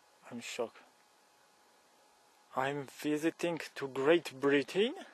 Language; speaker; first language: English; non-native, learner; Polish